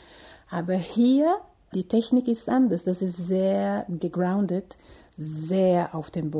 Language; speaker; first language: German; non-native, fluent; Portuguese